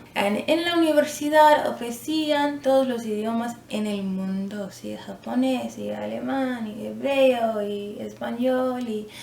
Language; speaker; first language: Spanish; non-native, fluent; English